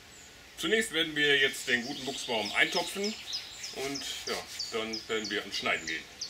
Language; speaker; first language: German; native; German